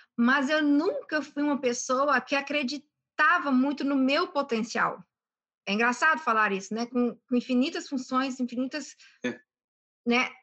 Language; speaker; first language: Portuguese; native; Portuguese